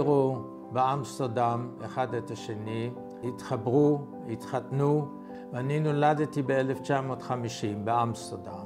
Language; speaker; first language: Hebrew; non-native, fluent; Dutch